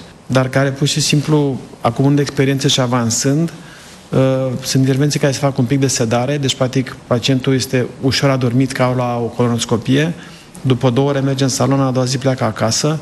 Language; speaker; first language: Romanian; native; Romanian